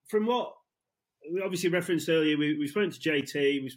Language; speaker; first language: English; native; English